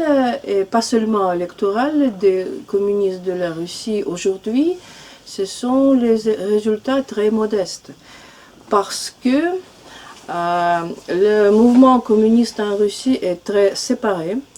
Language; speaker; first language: French; non-native, fluent; Russian